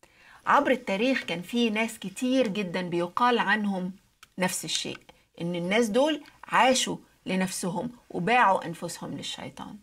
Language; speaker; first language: Arabic; native; Arabic